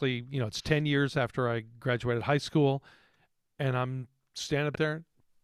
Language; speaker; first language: English; native; English